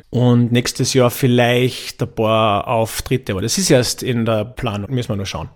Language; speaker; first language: German; native; German